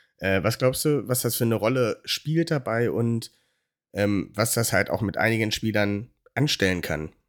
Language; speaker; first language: German; native; German